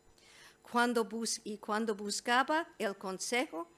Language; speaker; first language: Spanish; non-native, fluent; English